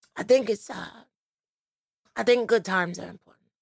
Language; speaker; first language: English; native; English